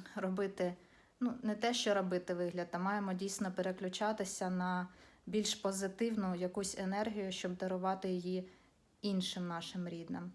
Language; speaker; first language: Ukrainian; non-native, local second language; Russian